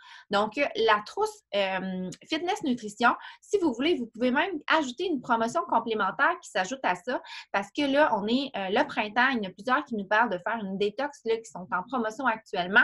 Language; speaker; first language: French; native; French